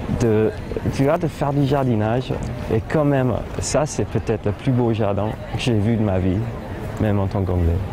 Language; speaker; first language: French; non-native, fluent; English